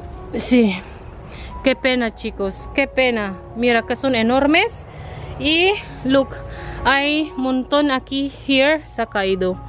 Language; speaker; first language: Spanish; non-native, learner; Filipino